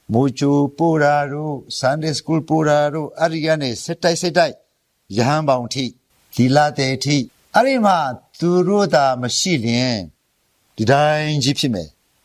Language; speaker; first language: Burmese; non-native, local second language; Hakha Chin